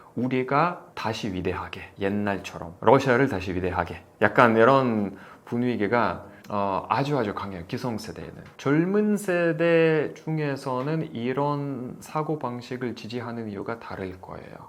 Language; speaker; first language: Korean; non-native, fluent; Russian